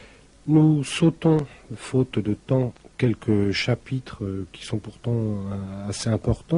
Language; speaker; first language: French; native; French